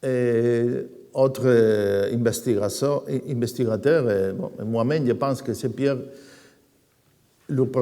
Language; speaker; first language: French; non-native, fluent; Spanish